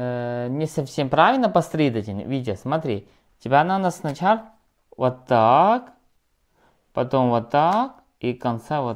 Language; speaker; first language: Russian; non-native, learner; Chinese